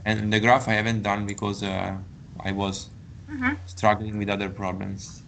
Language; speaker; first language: English; non-native, learner; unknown